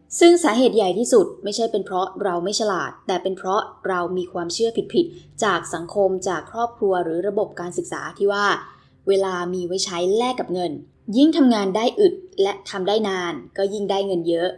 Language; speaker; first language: Thai; native; Thai